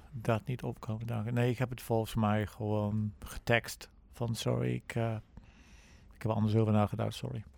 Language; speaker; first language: Dutch; non-native, fluent; English